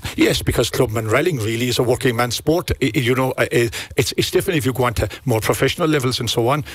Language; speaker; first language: English; native; English